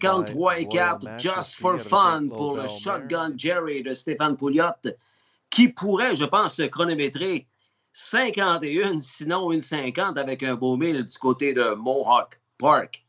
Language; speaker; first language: French; native; French